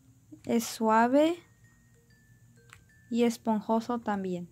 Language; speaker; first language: Spanish; early bilingual, heritage; Spanish